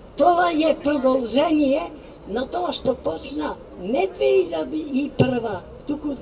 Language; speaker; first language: Macedonian; native; Macedonian